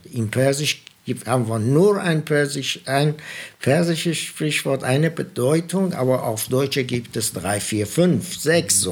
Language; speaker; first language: German; non-native, fluent; Persian